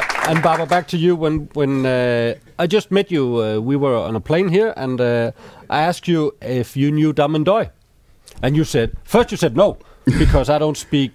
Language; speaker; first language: English; non-native, fluent; Danish